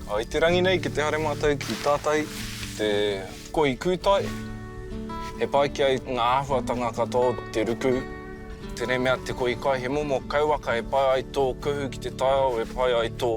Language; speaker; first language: Māori; non-native, local second language; English